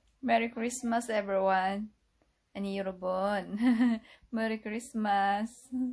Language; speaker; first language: Korean; non-native, fluent; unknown